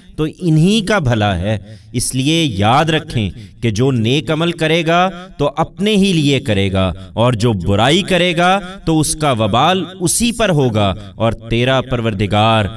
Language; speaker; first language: Urdu; native; Urdu